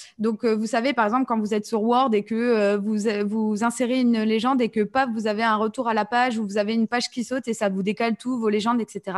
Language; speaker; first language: French; native; French